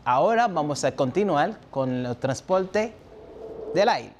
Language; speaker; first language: Spanish; non-native, fluent; French